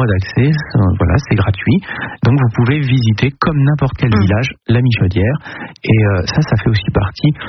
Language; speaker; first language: French; native; French